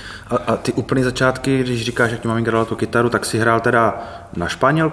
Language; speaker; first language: Czech; native; Czech